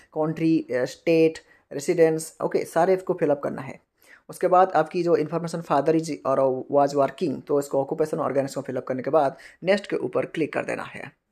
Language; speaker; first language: Hindi; non-native, local second language; Bangla